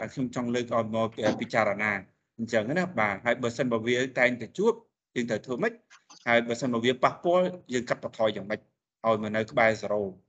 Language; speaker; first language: Khmer; native; Khmer